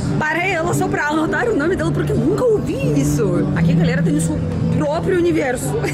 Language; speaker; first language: Portuguese; non-native, fluent; Russian